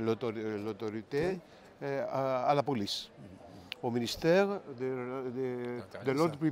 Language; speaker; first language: French; non-native, fluent; Greek